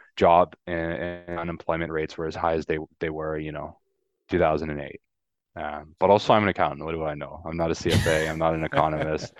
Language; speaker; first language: English; native; English